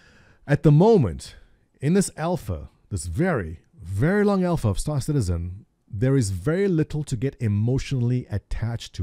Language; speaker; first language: English; native; English